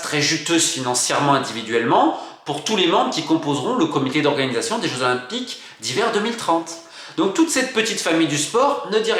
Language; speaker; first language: French; native; French